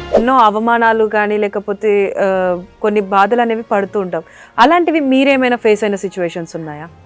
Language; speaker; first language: Telugu; native; Telugu